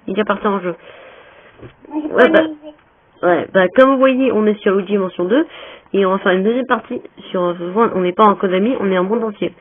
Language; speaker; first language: French; native; French